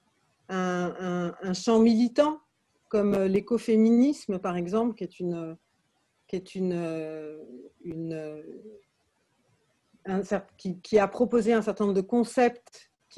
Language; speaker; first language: French; native; French